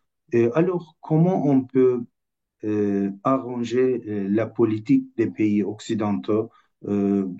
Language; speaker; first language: French; non-native, fluent; Turkish